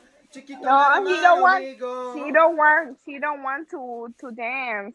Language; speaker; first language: English; non-native, local second language; Spanish